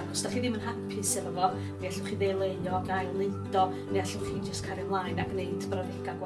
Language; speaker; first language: Welsh; native; Welsh